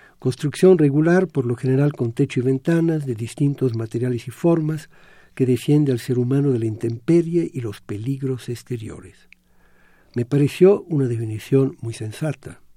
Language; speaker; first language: Spanish; non-native, fluent; Italian